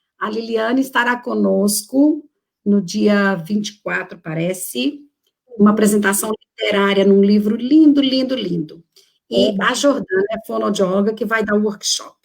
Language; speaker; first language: Portuguese; native; Portuguese